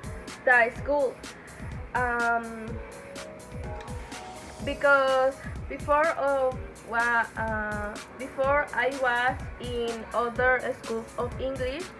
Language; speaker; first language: English; non-native, learner; Spanish